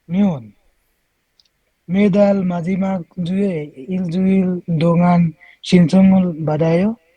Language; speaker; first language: Korean; non-native, learner; Bangla